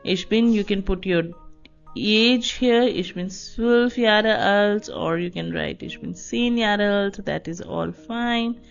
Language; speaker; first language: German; non-native, fluent; Hindi